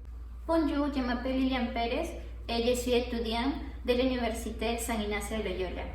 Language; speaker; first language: French; non-native, learner; Spanish